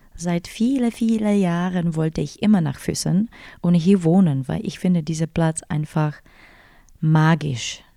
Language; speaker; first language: German; non-native, fluent; Czech